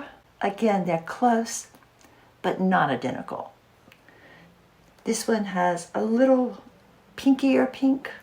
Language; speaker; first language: English; native; English